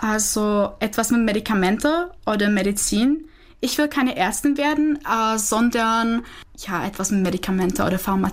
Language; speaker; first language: German; non-native, fluent; Czech